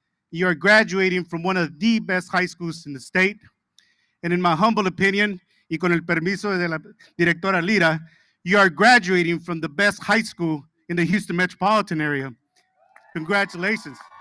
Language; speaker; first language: English; early bilingual, other home language; Spanish